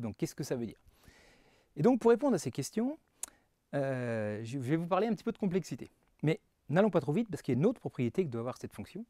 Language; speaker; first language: French; native; French